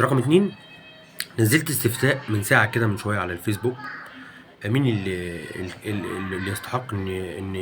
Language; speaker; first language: Arabic; native; Arabic